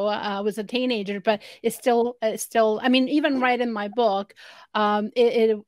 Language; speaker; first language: English; non-native, fluent; Spanish